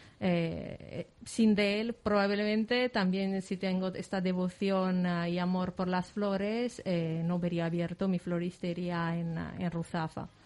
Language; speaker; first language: Spanish; non-native, fluent; Italian